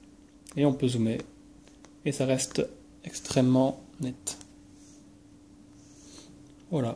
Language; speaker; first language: French; native; French